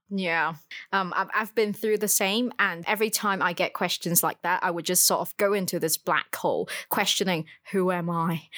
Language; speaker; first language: English; non-native, local second language; Cantonese